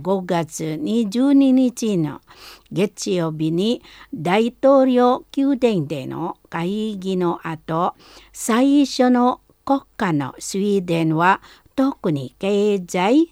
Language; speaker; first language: Japanese; non-native, fluent; Indonesian